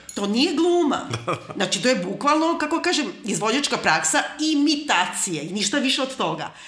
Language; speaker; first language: Serbian; native; Serbian